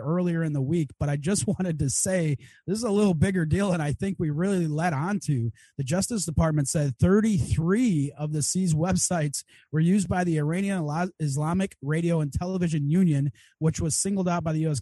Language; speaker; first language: English; native; English